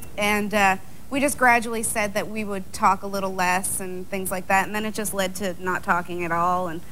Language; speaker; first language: English; native; English